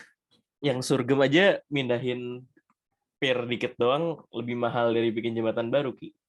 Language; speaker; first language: Indonesian; native; Indonesian